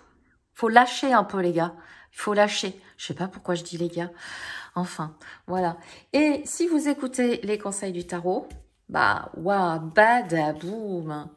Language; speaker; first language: French; native; French